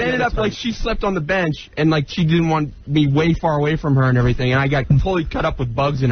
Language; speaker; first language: English; native; English